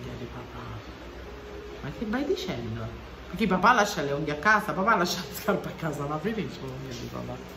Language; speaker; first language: Italian; early bilingual, other home language; English